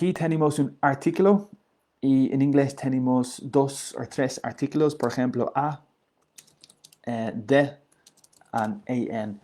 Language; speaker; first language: Spanish; non-native, learner; English